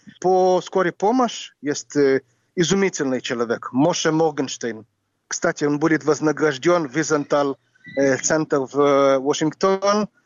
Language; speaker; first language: Russian; non-native, fluent; Hebrew